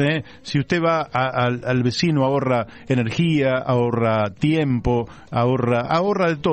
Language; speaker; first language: Spanish; native; Spanish